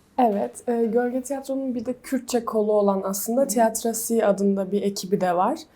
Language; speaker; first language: Turkish; non-native, local second language; Kurdish